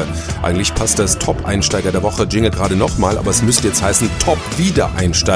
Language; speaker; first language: German; native; German